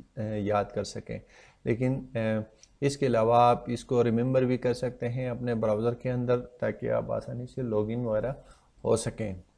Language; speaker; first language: Urdu; non-native, local second language; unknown